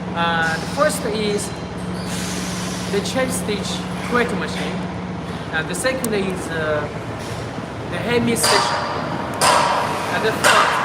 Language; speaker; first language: English; non-native, learner; Chinese